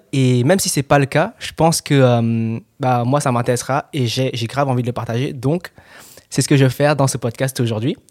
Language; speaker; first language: French; native; French